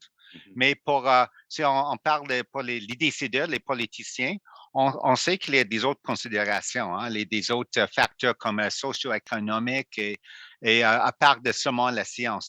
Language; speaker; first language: French; non-native, local second language; English